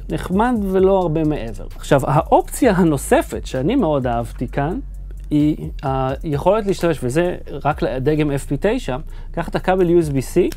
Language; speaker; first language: Hebrew; native; Hebrew